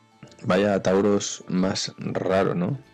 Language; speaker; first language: Spanish; native; Spanish